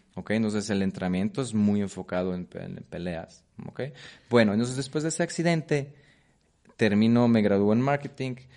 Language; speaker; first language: Spanish; non-native, fluent; Polish